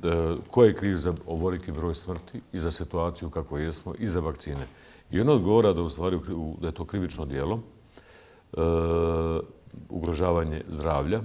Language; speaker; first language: Serbian; native; Serbian